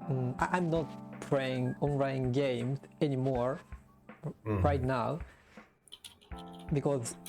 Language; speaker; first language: English; non-native, learner; Japanese